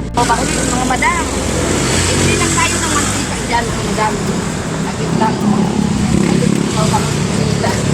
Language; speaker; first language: Filipino; non-native, local second language; Waray